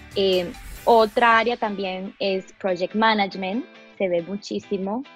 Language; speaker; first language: Spanish; early bilingual, other home language; Portuguese